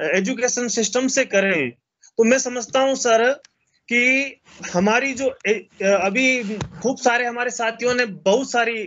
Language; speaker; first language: Hindi; native; Hindi